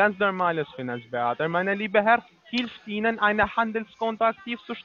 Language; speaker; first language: German; non-native, learner; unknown